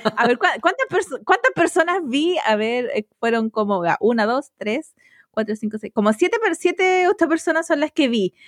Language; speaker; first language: Spanish; native; Spanish